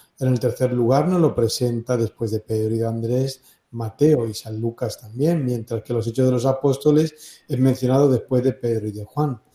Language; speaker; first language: Spanish; native; Spanish